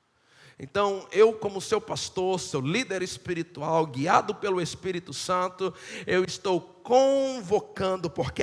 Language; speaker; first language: Portuguese; native; Portuguese